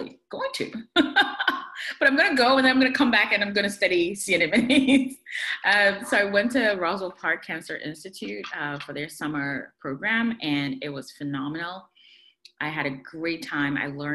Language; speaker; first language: English; non-native, local second language; Akan